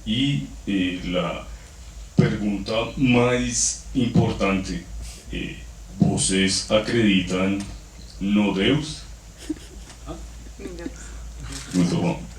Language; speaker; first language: Portuguese; non-native, learner; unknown